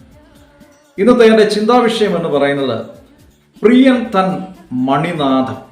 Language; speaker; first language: Malayalam; native; Malayalam